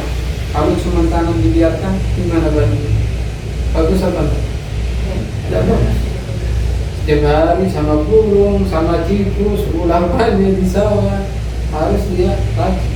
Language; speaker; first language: Indonesian; non-native, learner; Arabic